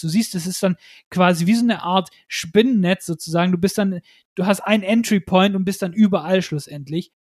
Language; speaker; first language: German; native; German